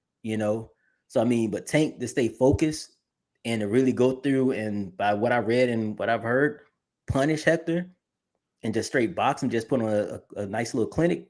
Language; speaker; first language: English; native; English